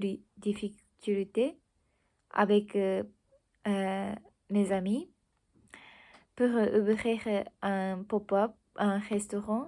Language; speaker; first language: French; non-native, learner; Japanese